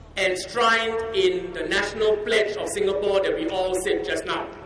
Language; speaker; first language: English; non-native, local second language; Chinese